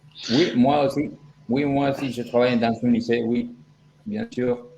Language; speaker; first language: French; non-native, fluent; Spanish